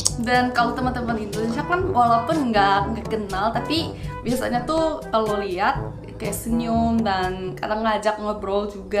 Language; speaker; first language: Indonesian; non-native, fluent; Korean